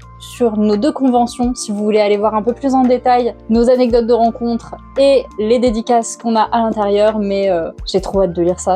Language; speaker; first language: French; native; French